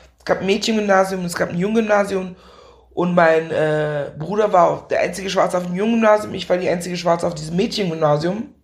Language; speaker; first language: German; early bilingual, other home language; Akan